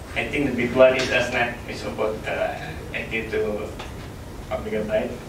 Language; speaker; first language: English; non-native, learner; Indonesian